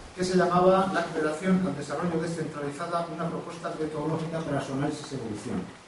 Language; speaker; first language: Spanish; native; Spanish